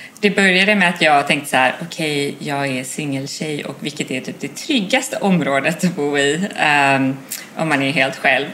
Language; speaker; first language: Swedish; native; Swedish